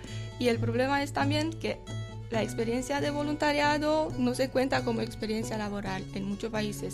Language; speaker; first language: Spanish; non-native, fluent; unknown